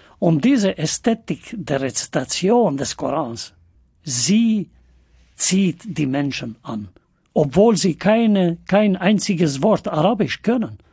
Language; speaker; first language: German; non-native, fluent; Albanian